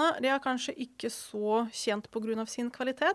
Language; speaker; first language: Norwegian; non-native, fluent; Ukrainian